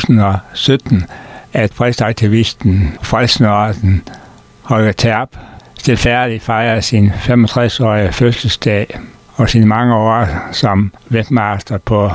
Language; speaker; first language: Danish; native; Danish